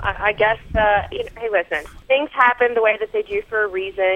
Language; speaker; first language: English; native; English